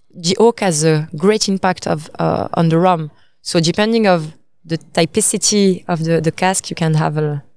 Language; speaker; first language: English; non-native, fluent; French